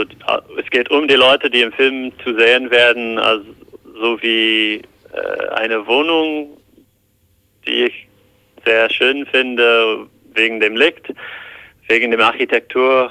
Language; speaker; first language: German; non-native, fluent; English